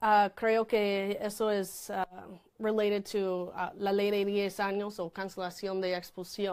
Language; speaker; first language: Spanish; non-native, fluent; English